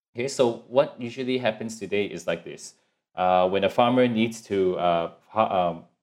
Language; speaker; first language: English; non-native, local second language; Cantonese